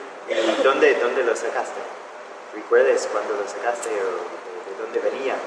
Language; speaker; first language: Spanish; non-native, fluent; English